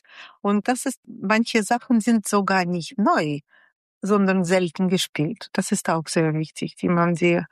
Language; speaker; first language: German; non-native, fluent; Russian